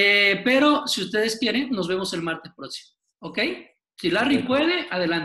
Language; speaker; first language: Spanish; native; Spanish